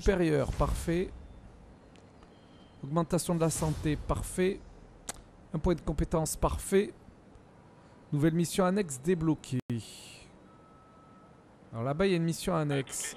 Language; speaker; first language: French; native; French